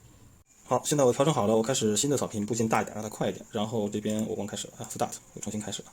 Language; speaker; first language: Chinese; native; Chinese